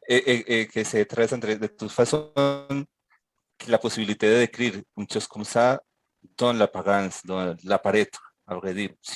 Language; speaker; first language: French; non-native, fluent; Spanish